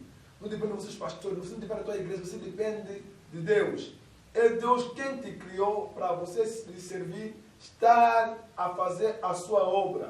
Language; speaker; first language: Portuguese; non-native, fluent; Lingala